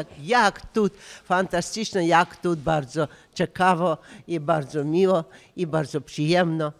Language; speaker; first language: Polish; non-native, learner; Russian